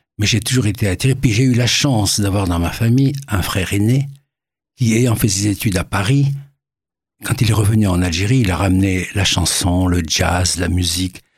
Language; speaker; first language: French; native; French